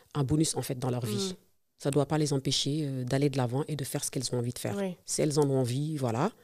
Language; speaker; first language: French; non-native, local second language; Serer